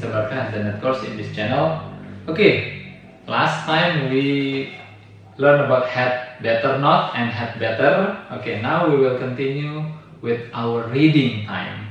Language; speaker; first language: English; non-native, fluent; Indonesian